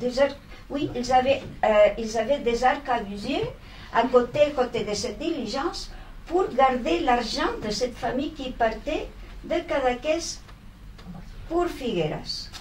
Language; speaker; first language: French; non-native, fluent; Spanish